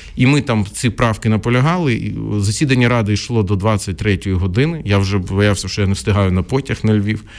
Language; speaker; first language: Ukrainian; non-native, local second language; Russian